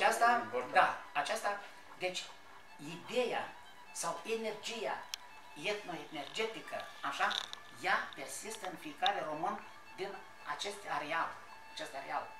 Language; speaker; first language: Romanian; native; Romanian